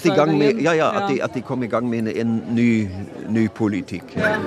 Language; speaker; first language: Norwegian; non-native, fluent; German